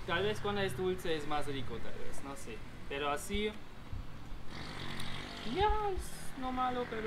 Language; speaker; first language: Spanish; non-native, learner; German